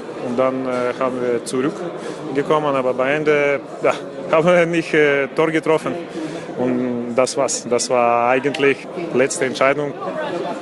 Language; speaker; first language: German; non-native, learner; Russian